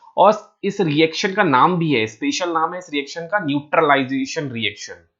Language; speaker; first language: Hindi; native; Hindi